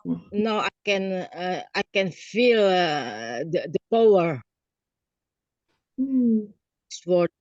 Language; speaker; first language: English; non-native, learner; Indonesian